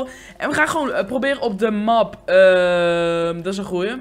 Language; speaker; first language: Dutch; native; Dutch